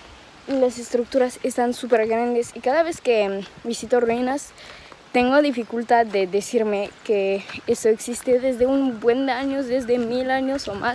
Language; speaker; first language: Spanish; non-native, fluent; French